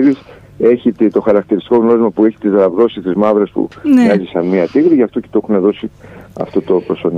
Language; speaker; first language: Greek; native; Greek